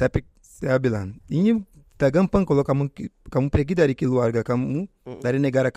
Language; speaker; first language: Indonesian; non-native, fluent; Portuguese